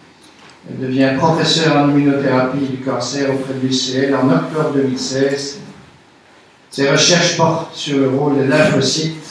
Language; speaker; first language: French; native; French